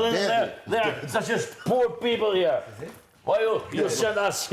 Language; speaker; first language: English; non-native, learner; Albanian